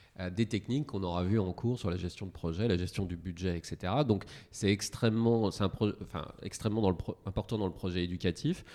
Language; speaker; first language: French; native; French